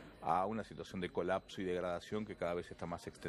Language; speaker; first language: Spanish; native; Spanish